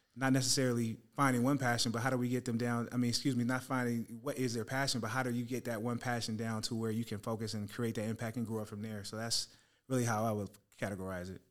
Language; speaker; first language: English; native; English